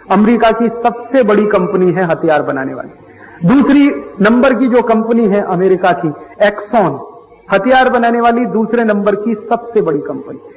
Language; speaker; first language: Hindi; native; Hindi